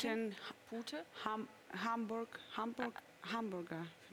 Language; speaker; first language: German; non-native, fluent; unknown